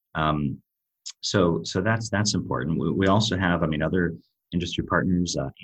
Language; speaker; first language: English; native; English